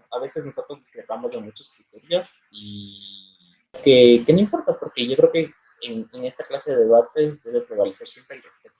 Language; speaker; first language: Spanish; native; Spanish